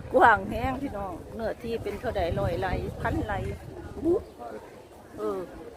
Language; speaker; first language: Thai; native; Thai